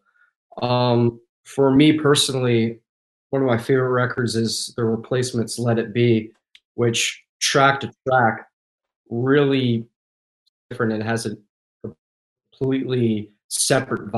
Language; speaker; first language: English; native; English